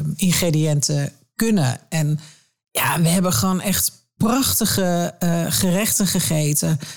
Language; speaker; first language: Dutch; native; Dutch